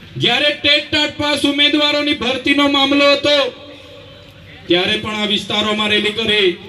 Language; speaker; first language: Gujarati; non-native, local second language; Vasavi